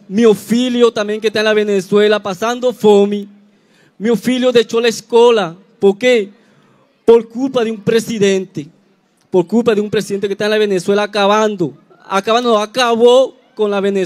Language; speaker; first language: Portuguese; non-native, learner; Spanish